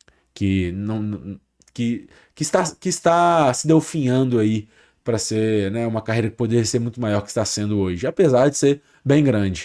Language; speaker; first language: Portuguese; native; Portuguese